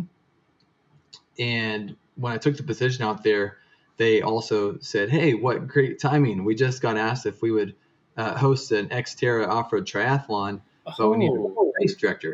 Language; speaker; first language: English; native; English